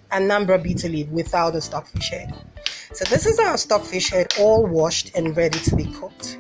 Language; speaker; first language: English; non-native, local second language; Igbo